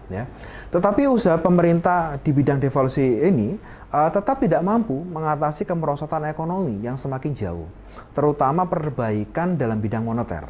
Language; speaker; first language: Indonesian; native; Indonesian